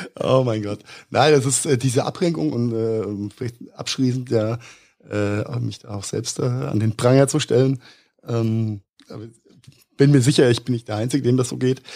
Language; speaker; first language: German; native; German